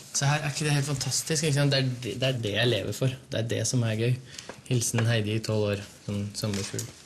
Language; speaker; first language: Norwegian; early bilingual, other home language; Russian